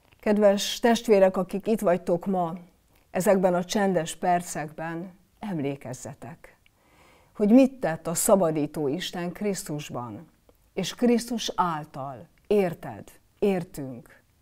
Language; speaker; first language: Hungarian; native; Hungarian